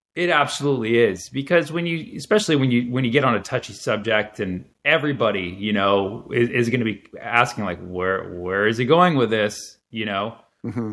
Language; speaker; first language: English; early bilingual, other home language; Arabic